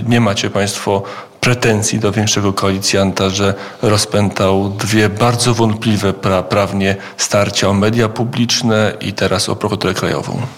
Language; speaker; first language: Polish; native; Polish